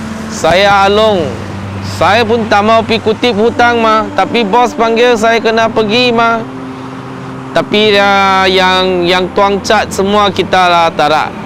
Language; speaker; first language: Indonesian; non-native, local second language; Chinese